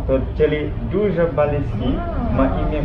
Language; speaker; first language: Polish; non-native, learner; Balinese